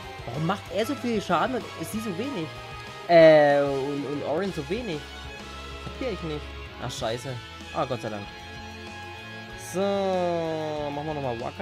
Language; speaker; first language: German; native; German